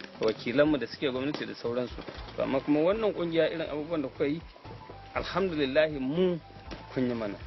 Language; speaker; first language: Hausa; native; Hausa